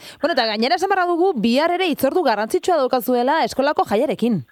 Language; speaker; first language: Basque; native; Basque